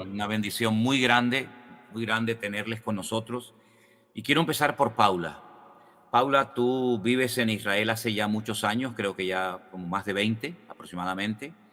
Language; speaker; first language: Spanish; native; Spanish